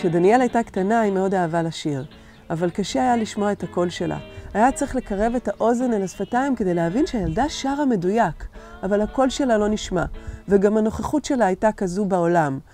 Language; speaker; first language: Hebrew; native; Hebrew